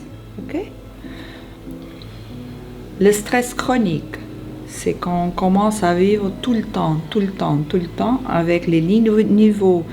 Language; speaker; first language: French; non-native, fluent; Portuguese